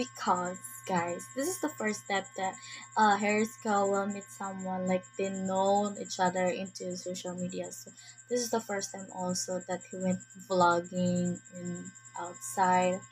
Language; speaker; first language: English; non-native, learner; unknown